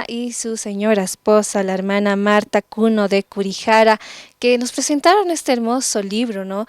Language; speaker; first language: Spanish; native; Spanish